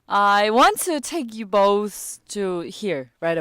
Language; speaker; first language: English; non-native, learner; Korean